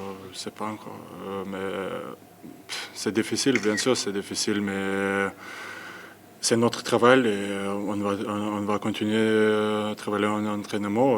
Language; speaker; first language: French; non-native, learner; Lithuanian